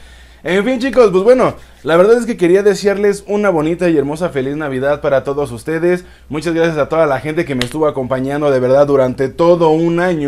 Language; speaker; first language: Spanish; native; Spanish